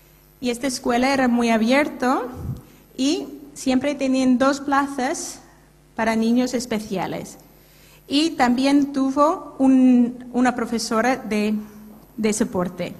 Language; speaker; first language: Spanish; non-native, fluent; English